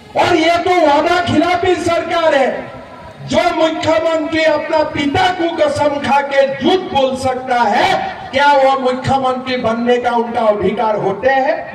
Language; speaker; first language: Hindi; non-native, local second language; Assamese